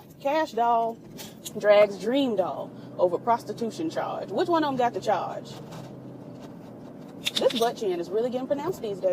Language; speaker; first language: English; native; English